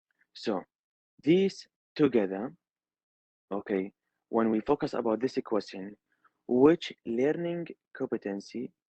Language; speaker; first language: English; non-native, learner; Arabic